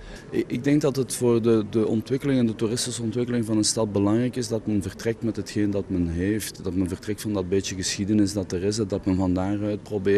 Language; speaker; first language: Dutch; native; Dutch